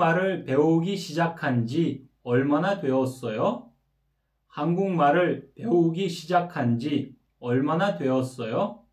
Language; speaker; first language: Korean; non-native, fluent; Kyrgyz